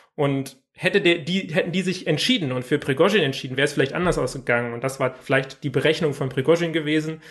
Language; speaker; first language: German; native; German